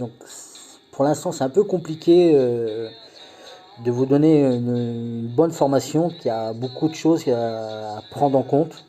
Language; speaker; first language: French; native; French